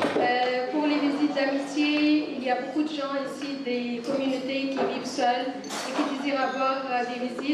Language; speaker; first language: French; non-native, fluent; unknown